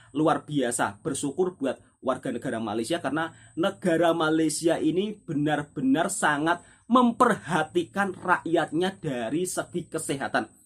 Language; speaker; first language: Indonesian; native; Indonesian